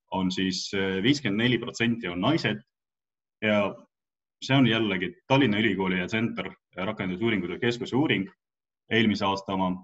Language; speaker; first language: Estonian; non-native, local second language; Russian